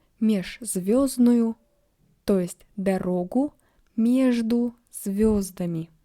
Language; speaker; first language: Russian; native; Russian